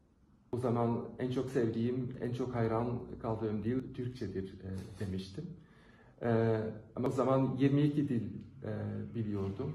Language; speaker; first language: Turkish; non-native, fluent; Dutch